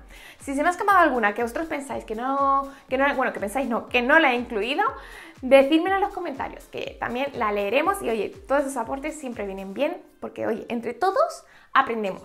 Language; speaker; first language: Spanish; native; Spanish